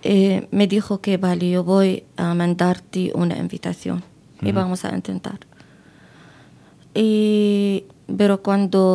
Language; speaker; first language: Spanish; non-native, fluent; Arabic